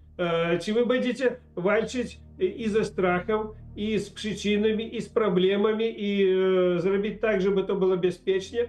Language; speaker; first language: Polish; non-native, learner; Russian